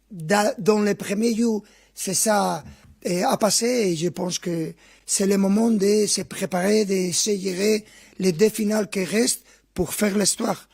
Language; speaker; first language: French; non-native, learner; Spanish